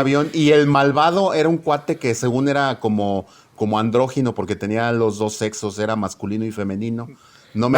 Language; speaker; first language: Spanish; native; Spanish